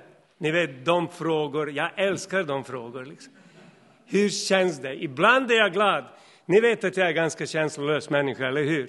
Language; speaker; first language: Swedish; non-native, fluent; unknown